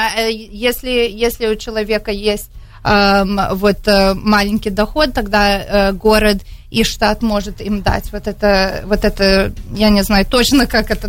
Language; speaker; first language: Russian; early bilingual, heritage; Russian